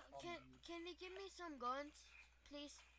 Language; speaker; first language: English; native; English